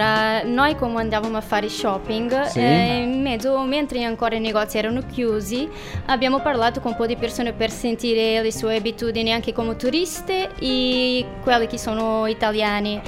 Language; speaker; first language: Italian; non-native, learner; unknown